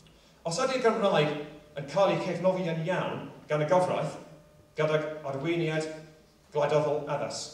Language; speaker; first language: Welsh; non-native, local second language; English